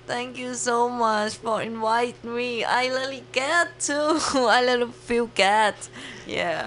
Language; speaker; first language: English; non-native, learner; Thai